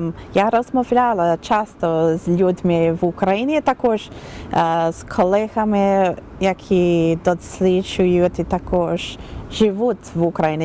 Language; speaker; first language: Ukrainian; non-native, learner; English